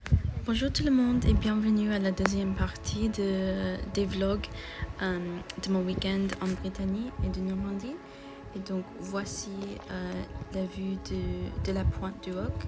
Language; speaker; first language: French; non-native, learner; English